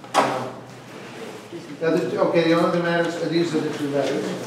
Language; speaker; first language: English; native; English